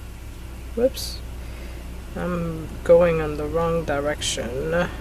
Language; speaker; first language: English; native; English